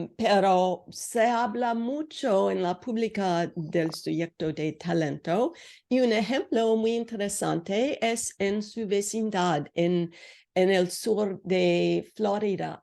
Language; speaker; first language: Spanish; non-native, learner; English